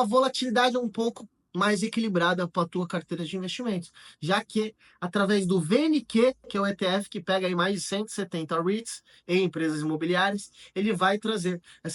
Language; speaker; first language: Portuguese; native; Portuguese